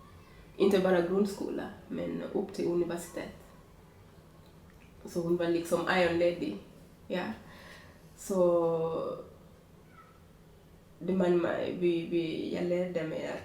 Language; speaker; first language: Swedish; non-native, fluent; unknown